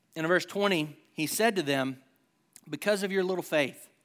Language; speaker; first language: English; native; English